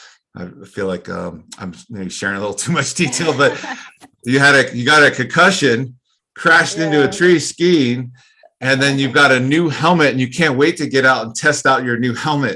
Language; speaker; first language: English; native; English